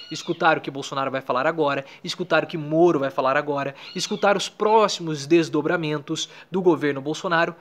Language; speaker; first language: Portuguese; native; Portuguese